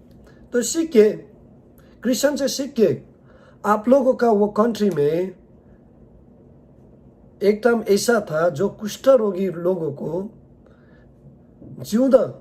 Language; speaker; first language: Hindi; non-native, learner; Nepali